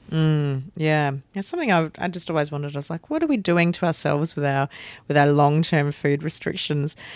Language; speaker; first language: English; native; English